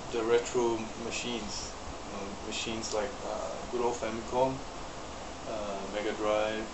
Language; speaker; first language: English; non-native, local second language; Chinese